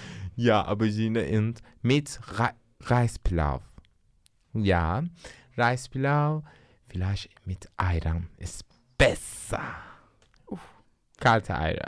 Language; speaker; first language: German; non-native, learner; Turkish